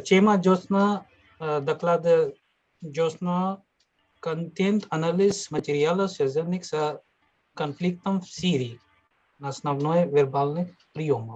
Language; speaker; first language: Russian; non-native, fluent; Hindi